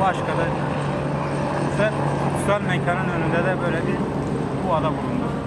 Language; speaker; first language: Turkish; native; Turkish